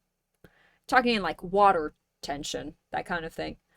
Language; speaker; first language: English; native; English